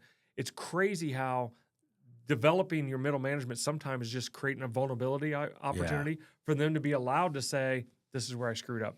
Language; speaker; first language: English; native; English